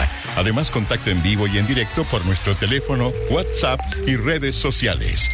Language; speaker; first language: Spanish; native; Spanish